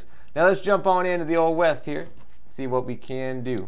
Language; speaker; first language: English; native; English